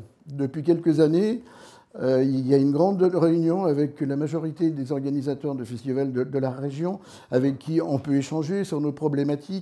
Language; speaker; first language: French; native; French